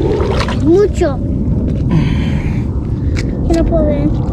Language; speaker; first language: Spanish; non-native, learner; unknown